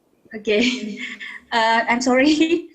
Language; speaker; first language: English; non-native, learner; Indonesian